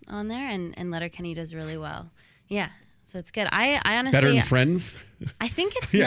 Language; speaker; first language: English; native; English